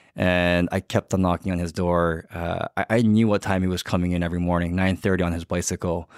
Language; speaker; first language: English; native; English